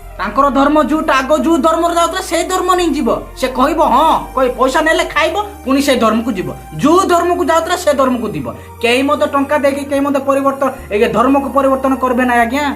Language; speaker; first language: Odia; non-native, local second language; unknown